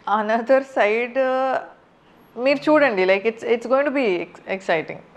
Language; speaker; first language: Telugu; non-native, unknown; Kannada